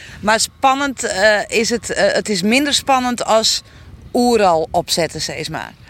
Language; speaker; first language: Dutch; non-native, local second language; Western Frisian